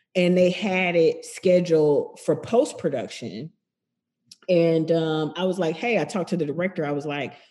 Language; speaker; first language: English; native; English